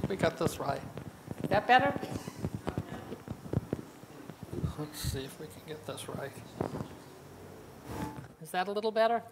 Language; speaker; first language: English; native; English